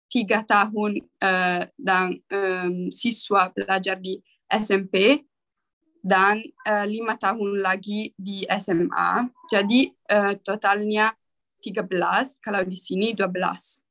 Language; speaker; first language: Indonesian; non-native, learner; Italian